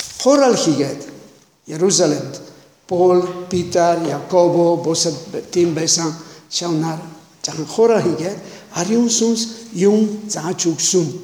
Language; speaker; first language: Mongolian; non-native, learner; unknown